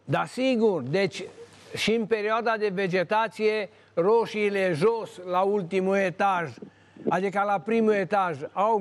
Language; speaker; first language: Romanian; native; Romanian